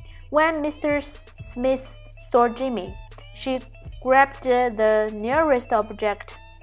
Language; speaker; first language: English; non-native, fluent; Chinese